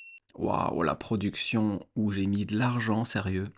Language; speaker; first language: French; native; French